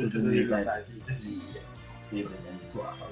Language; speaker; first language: French; native; French